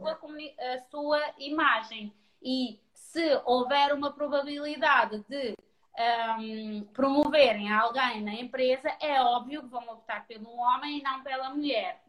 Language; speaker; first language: Portuguese; non-native, local second language; Kabuverdianu